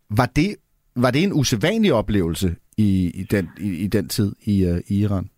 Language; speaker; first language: Danish; native; Danish